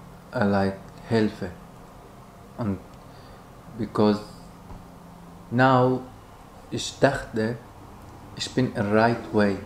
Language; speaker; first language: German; non-native, learner; Arabic